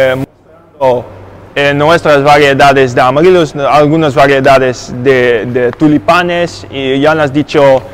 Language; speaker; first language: Spanish; non-native, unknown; Dutch